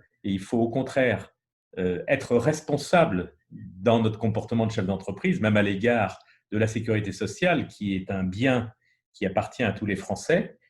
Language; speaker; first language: French; native; French